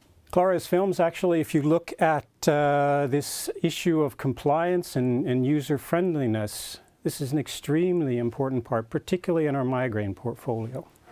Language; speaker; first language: English; native; English